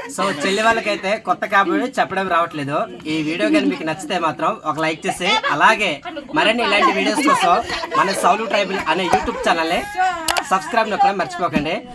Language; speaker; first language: Telugu; non-native, local second language; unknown